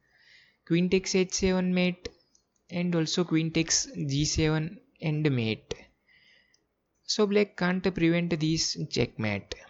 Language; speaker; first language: English; non-native, fluent; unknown